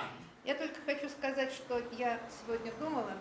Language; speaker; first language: Russian; native; Russian